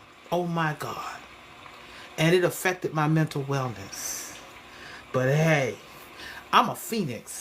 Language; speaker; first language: English; native; English